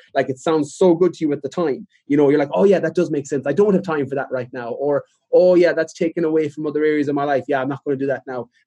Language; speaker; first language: English; native; English